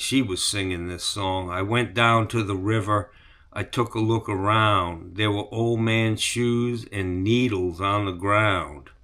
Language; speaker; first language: English; native; English